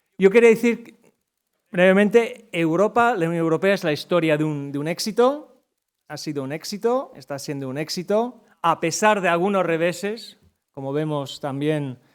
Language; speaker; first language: Spanish; non-native, fluent; English